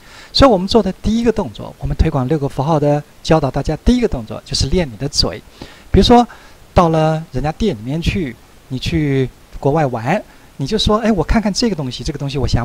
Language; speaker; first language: Chinese; native; Chinese